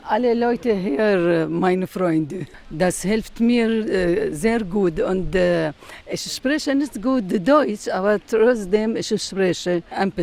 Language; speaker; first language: German; non-native, learner; Arabic